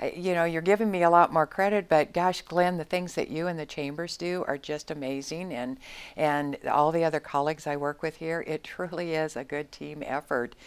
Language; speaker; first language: English; native; English